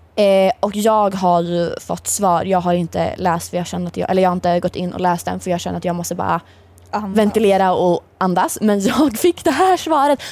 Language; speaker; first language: Swedish; native; Swedish